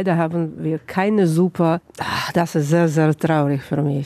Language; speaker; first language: German; non-native, learner; Russian